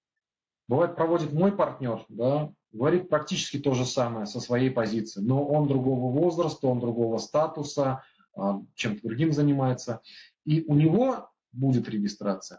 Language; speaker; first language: Russian; native; Russian